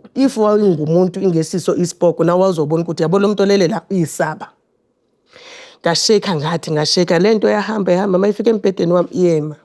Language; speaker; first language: Zulu; non-native, local second language; Xhosa